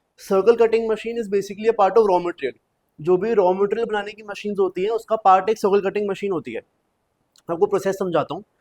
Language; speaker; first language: Hindi; native; Hindi